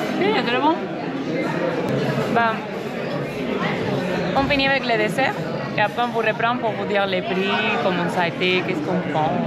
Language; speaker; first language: French; non-native, fluent; Spanish